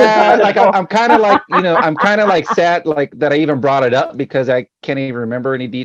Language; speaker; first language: English; native; English